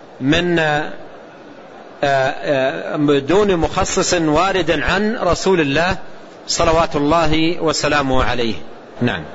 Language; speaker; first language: Arabic; native; Arabic